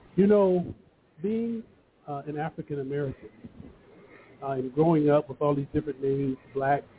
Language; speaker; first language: English; early bilingual, other home language; Yoruba